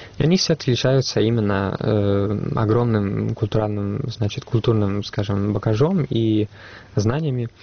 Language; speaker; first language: Russian; non-native, fluent; Italian